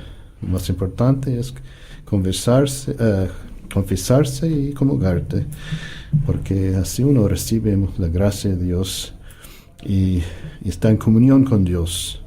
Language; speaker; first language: Spanish; non-native, fluent; English